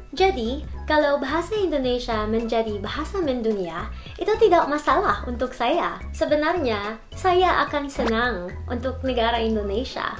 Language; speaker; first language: Indonesian; non-native, learner; Filipino